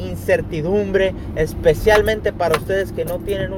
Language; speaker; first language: Spanish; early bilingual, heritage; Spanish